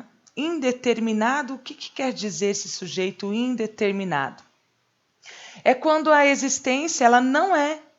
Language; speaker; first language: Portuguese; native; Portuguese